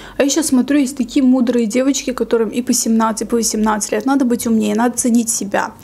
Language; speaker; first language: Russian; native; Russian